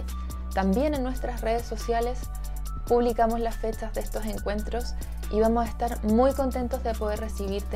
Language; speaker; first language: Spanish; native; Spanish